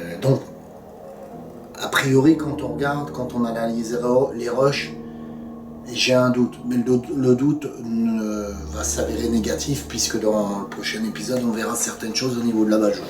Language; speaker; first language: French; native; French